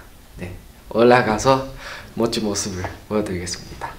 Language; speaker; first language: Korean; non-native, learner; Japanese